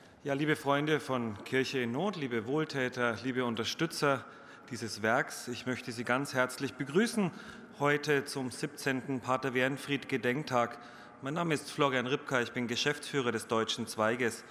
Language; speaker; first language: German; native; German